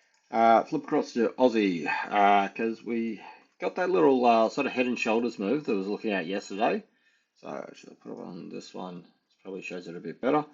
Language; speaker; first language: English; native; English